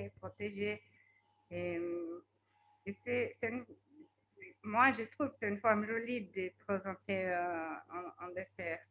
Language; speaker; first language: French; non-native, fluent; Portuguese